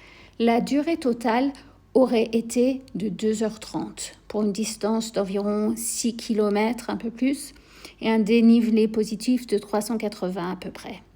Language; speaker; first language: French; native; French